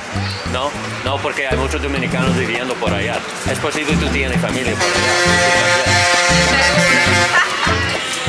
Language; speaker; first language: Spanish; non-native, learner; English